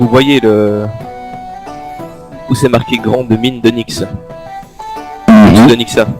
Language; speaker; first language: French; native; French